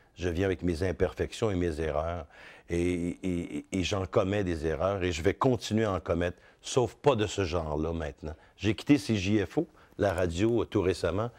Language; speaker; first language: French; native; French